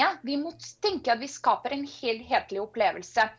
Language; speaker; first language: Norwegian; non-native, fluent; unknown